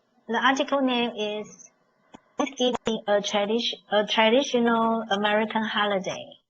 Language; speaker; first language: English; non-native, learner; Chinese